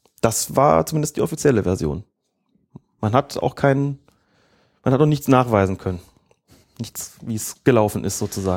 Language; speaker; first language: German; native; German